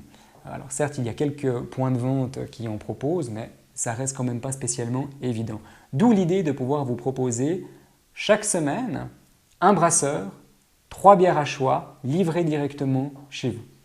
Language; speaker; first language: French; native; French